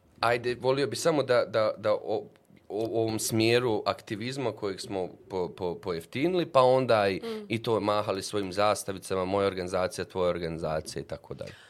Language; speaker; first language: Bosnian; native; Bosnian